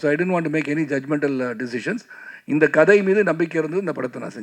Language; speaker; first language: Tamil; native; Tamil